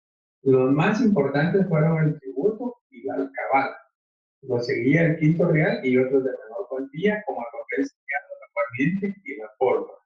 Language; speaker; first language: Spanish; native; Spanish